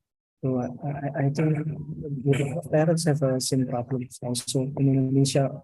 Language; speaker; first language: English; non-native, learner; Indonesian